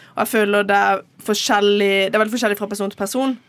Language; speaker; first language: Norwegian; native; Norwegian